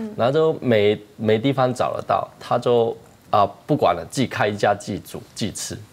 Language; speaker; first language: Chinese; non-native, fluent; Cantonese